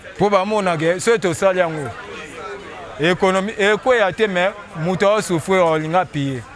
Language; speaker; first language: Lingala; native; Lingala